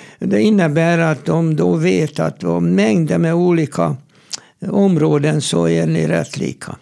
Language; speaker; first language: Swedish; non-native, fluent; Hungarian